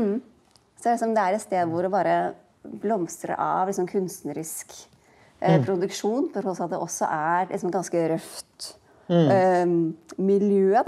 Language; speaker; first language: Norwegian; native; Norwegian